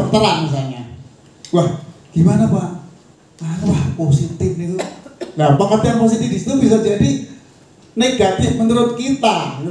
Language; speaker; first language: Indonesian; native; Indonesian